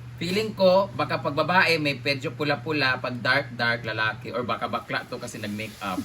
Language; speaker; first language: Filipino; non-native, local second language; Cebuano